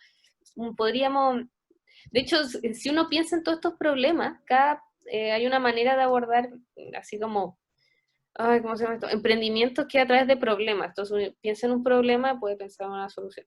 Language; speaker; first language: Spanish; native; Spanish